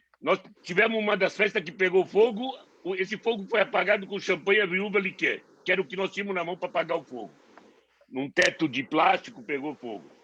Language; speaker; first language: Portuguese; non-native, fluent; Hebrew